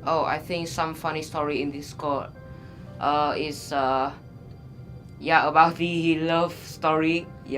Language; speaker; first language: English; non-native, learner; Vietnamese